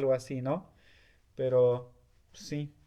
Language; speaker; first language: Spanish; non-native, fluent; English